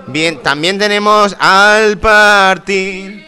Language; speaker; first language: Spanish; native; Spanish